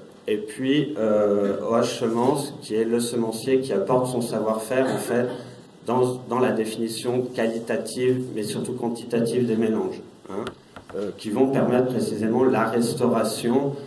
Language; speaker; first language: French; native; French